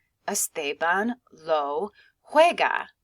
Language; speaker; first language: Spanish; non-native, fluent; English